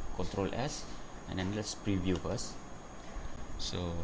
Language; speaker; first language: English; non-native, local second language; Malay